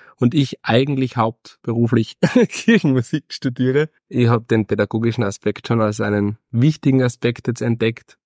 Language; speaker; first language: German; native; German